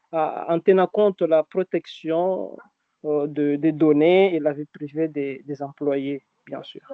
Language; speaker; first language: French; non-native, local second language; Arabic